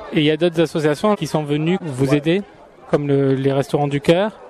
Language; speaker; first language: French; native; French